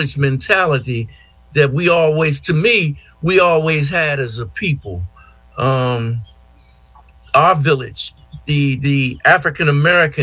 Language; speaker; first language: English; native; English